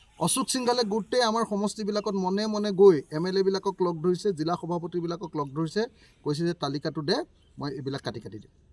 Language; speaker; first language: Assamese; native; Assamese